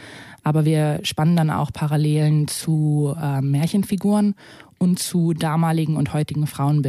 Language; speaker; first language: German; native; German